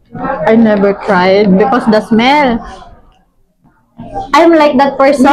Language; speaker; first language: English; non-native, local second language; Filipino